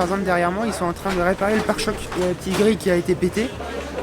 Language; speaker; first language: French; native; French